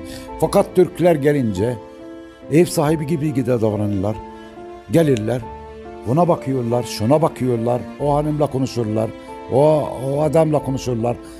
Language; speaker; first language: Turkish; non-native, fluent; Arabic